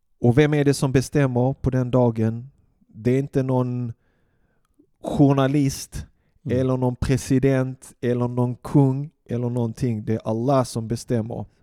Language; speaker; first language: Swedish; early bilingual, other home language; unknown